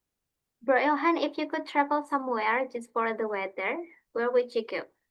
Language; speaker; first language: English; non-native, fluent; Indonesian